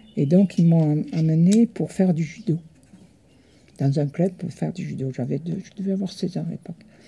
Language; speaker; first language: French; early bilingual, other home language; Italian